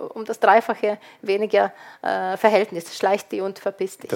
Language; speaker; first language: German; early bilingual, other home language; Ukrainian